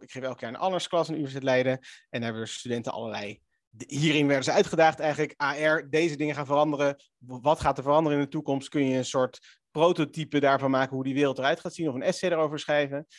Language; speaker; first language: Dutch; native; Dutch